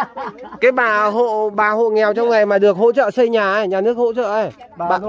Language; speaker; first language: Vietnamese; native; Vietnamese